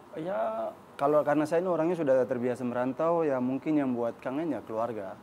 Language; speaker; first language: Indonesian; native; Indonesian